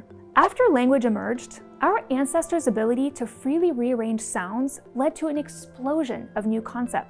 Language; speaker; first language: English; native; English